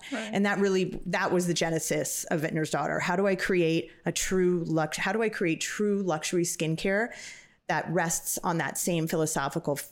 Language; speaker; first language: English; native; English